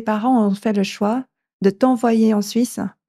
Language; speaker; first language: French; native; French